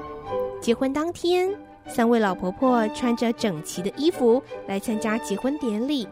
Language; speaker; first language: Chinese; native; Chinese